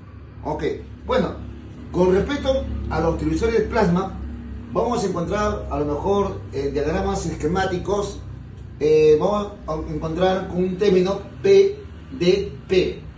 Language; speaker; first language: Spanish; native; Spanish